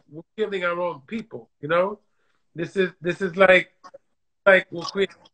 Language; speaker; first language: English; native; English